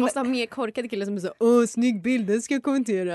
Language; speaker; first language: Swedish; native; Swedish